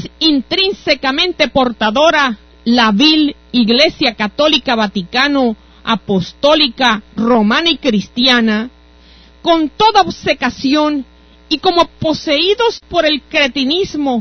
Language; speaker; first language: Spanish; native; Spanish